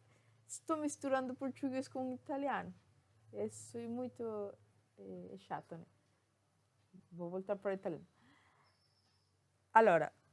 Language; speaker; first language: Portuguese; non-native, fluent; Spanish